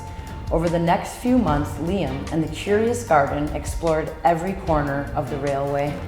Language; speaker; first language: English; native; English